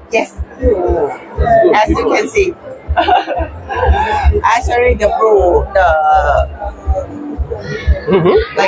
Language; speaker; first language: English; non-native, fluent; Thai